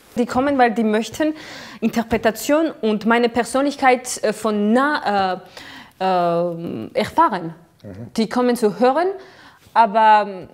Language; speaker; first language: German; non-native, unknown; Georgian